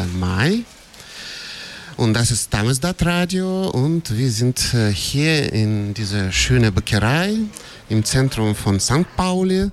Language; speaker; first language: German; non-native, fluent; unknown